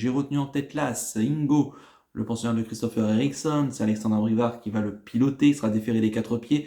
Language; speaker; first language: French; native; French